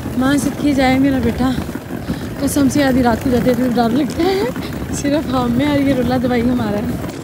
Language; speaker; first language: Urdu; native; Urdu